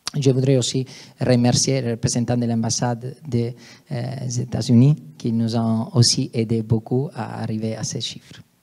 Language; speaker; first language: French; non-native, fluent; Italian